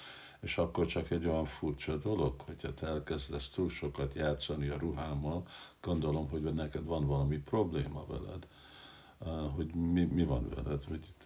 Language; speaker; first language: Hungarian; non-native, fluent; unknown